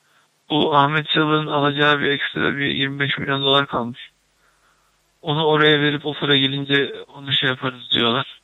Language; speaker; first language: Turkish; native; Turkish